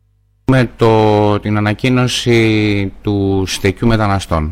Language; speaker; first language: Greek; native; Greek